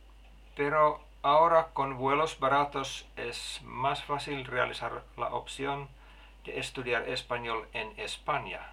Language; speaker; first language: Spanish; non-native, learner; Finnish